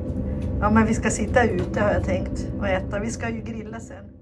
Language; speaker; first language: Swedish; native; Swedish